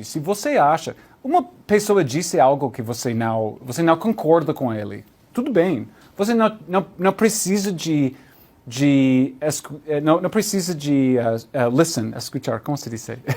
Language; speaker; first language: Portuguese; non-native, learner; English